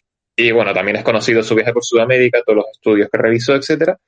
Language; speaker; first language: Spanish; native; Spanish